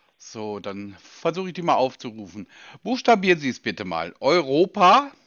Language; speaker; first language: German; native; German